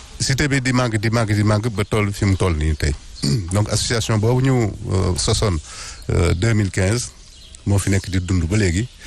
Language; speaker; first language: Wolof; native; Wolof